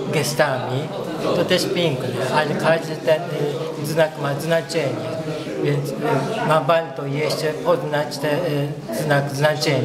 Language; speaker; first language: Polish; non-native, learner; Japanese